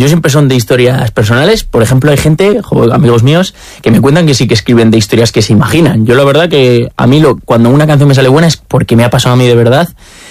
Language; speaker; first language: Spanish; native; Spanish